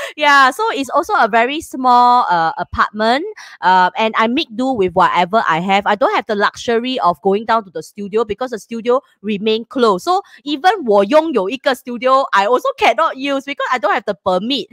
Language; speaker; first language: English; non-native, local second language; Chinese